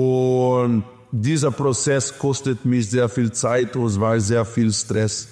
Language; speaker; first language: German; non-native, learner; Portuguese